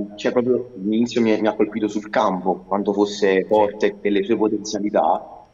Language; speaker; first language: Italian; native; Italian